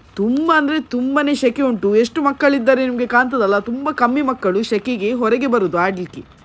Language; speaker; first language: Kannada; native; Kannada